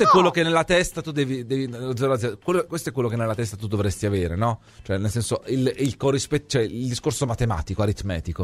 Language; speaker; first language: Italian; native; Italian